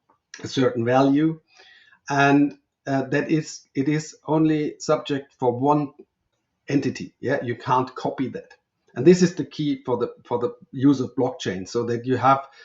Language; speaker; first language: English; non-native, fluent; German